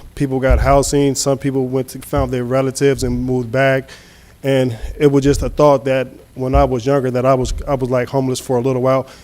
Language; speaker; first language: English; native; English